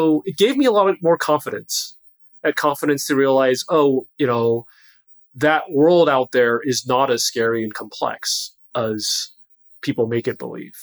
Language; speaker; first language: English; native; English